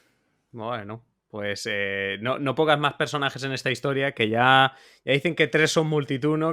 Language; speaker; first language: Spanish; native; Spanish